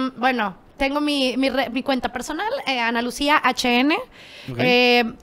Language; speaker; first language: Spanish; native; Spanish